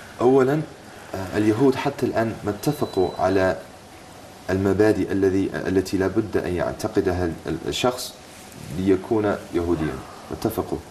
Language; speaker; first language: Arabic; non-native, fluent; English